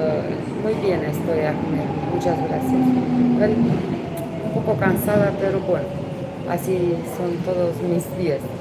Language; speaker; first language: Spanish; non-native, learner; Romanian